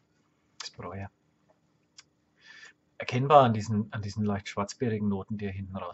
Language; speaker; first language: German; native; German